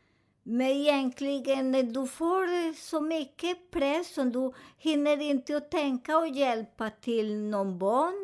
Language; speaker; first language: Swedish; non-native, learner; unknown